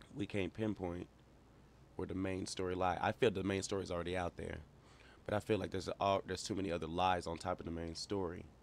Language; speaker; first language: English; native; English